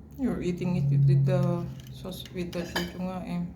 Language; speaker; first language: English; non-native, local second language; Filipino